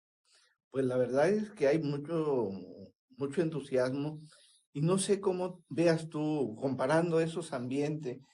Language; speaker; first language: Spanish; native; Spanish